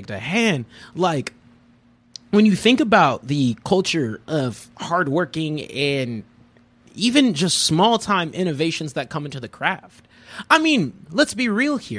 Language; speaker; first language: English; native; English